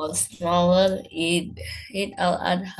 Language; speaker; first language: English; non-native, learner; Indonesian